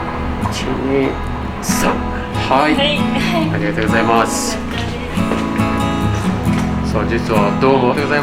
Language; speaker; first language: Japanese; non-native, learner; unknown